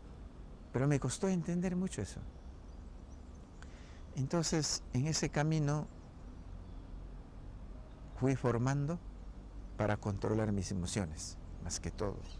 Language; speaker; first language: Spanish; non-native, local second language; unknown